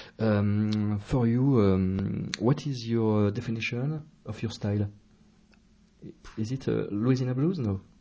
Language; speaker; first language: English; non-native, learner; French